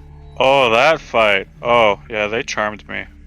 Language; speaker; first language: English; native; English